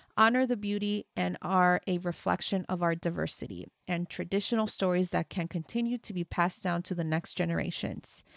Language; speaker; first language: English; early bilingual, other home language; Spanish